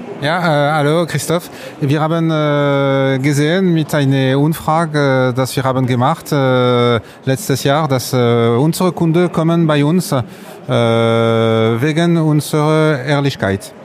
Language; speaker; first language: German; non-native, learner; French